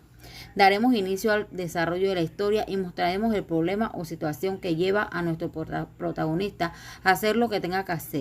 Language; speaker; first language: Spanish; native; Spanish